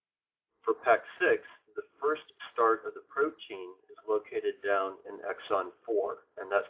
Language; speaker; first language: English; native; English